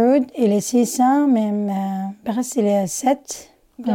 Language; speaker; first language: French; non-native, learner; Somali